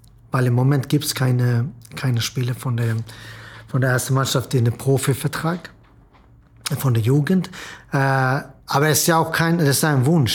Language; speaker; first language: German; non-native, fluent; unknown